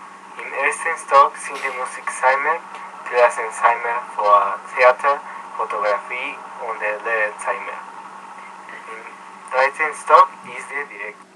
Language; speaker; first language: German; non-native, learner; Spanish